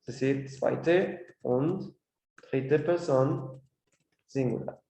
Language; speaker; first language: German; non-native, learner; Spanish